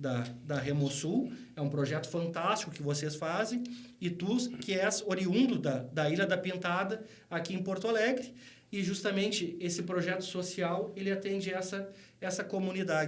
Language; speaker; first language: Portuguese; native; Portuguese